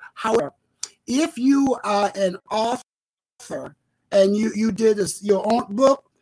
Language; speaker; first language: English; native; English